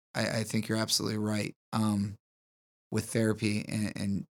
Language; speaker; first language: English; native; English